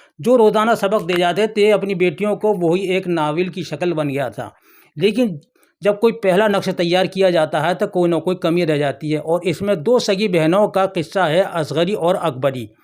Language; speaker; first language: Urdu; native; Urdu